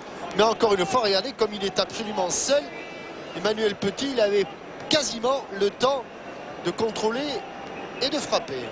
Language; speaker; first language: French; native; French